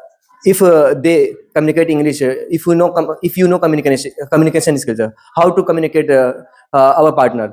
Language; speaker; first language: English; non-native, learner; Hindi